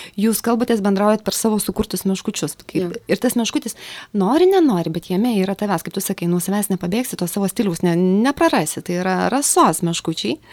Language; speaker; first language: Lithuanian; native; Lithuanian